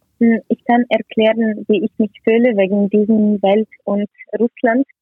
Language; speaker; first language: German; non-native, learner; Ukrainian